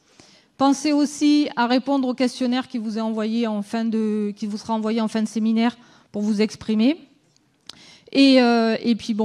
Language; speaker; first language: French; native; French